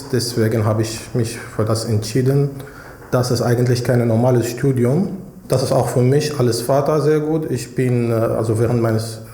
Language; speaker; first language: German; non-native, fluent; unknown